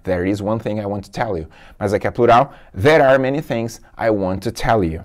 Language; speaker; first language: English; non-native, fluent; Portuguese